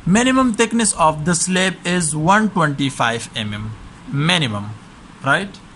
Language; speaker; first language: English; non-native, local second language; Urdu